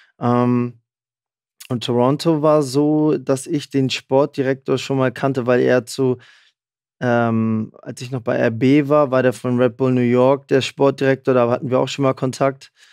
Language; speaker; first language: German; native; German